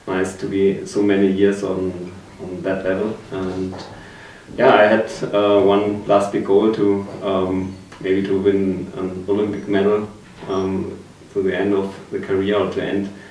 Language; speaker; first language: English; non-native, fluent; German